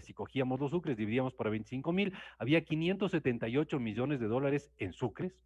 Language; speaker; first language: Spanish; native; Spanish